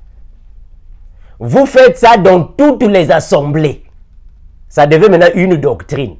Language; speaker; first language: French; non-native, local second language; Lingala